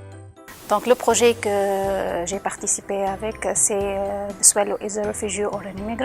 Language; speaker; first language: French; non-native, local second language; Arabic